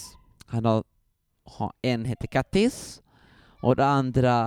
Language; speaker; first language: Swedish; early bilingual, other home language; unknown